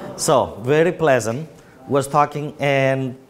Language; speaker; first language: English; non-native, fluent; Greek